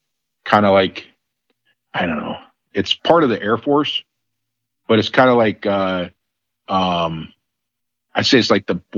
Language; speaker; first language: English; native; English